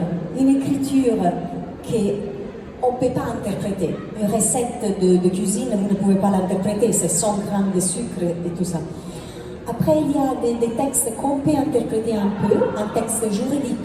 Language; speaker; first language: French; non-native, fluent; Italian